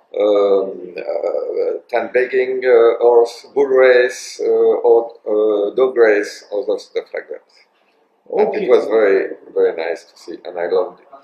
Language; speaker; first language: English; non-native, learner; French